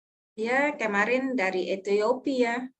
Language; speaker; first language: Indonesian; non-native, learner; Dutch